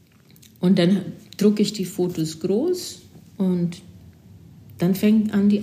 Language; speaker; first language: German; non-native, fluent; Portuguese